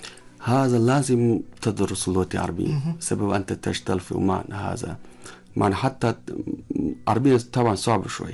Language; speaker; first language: Arabic; non-native, learner; Chinese